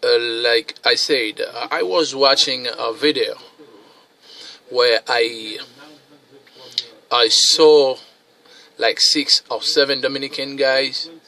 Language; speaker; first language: English; non-native, fluent; Haitian Creole